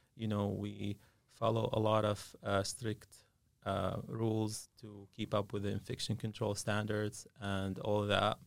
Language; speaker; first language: English; non-native, fluent; Arabic